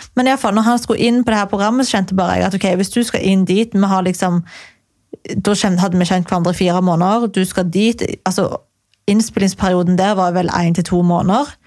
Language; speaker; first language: Norwegian; native; Norwegian